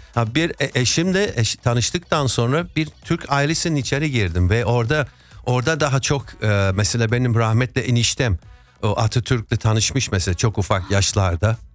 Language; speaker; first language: Turkish; non-native, fluent; English